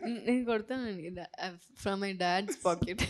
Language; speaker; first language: Telugu; non-native, fluent; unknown